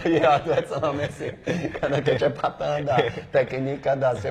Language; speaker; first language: Indonesian; non-native, fluent; Portuguese